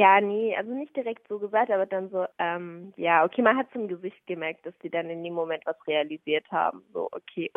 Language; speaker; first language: German; early bilingual, other home language; Somali